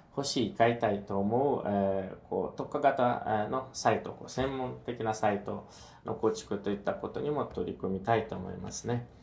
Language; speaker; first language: Japanese; non-native, fluent; Ukrainian